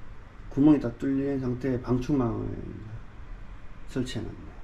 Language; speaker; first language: Korean; native; Korean